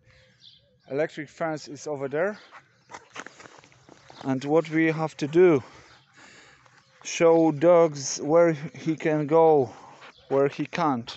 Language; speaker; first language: English; non-native, learner; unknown